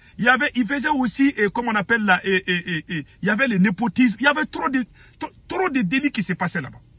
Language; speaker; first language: French; non-native, local second language; Bambara